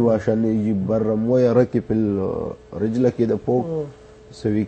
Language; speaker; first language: Arabic; non-native, learner; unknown